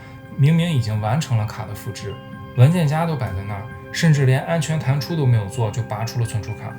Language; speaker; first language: Chinese; native; Chinese